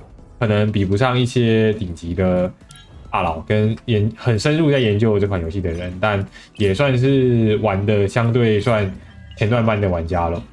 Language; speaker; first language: Chinese; native; Chinese